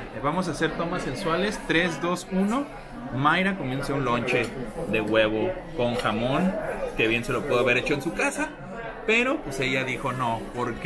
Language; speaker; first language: Spanish; native; Spanish